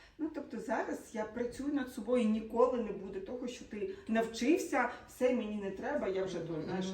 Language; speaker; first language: Ukrainian; non-native, local second language; Russian